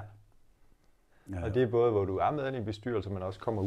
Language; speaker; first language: Danish; native; Danish